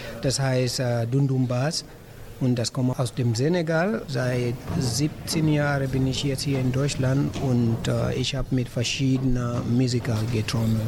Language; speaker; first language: German; non-native, learner; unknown